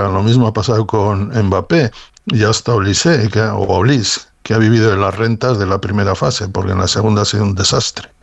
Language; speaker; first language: Spanish; native; Spanish